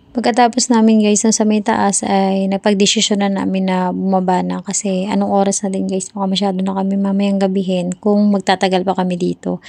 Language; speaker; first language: Filipino; native; Filipino